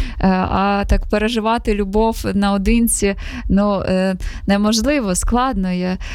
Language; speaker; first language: Ukrainian; native; Ukrainian